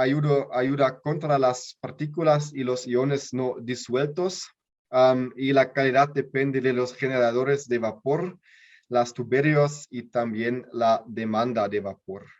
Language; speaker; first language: Spanish; non-native, learner; German